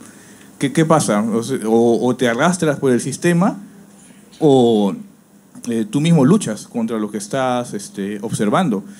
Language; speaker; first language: Spanish; native; Spanish